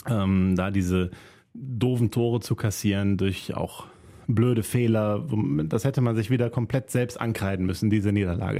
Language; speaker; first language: German; native; German